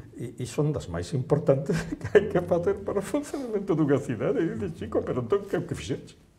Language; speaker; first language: Galician; native; Galician